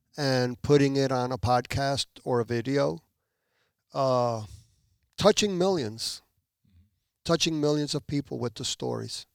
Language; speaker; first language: English; early bilingual, other home language; Spanish